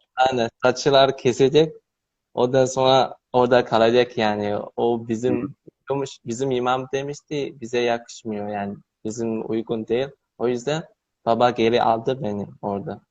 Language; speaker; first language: Turkish; non-native, learner; Chinese